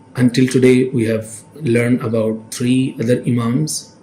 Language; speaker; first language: English; non-native, local second language; Urdu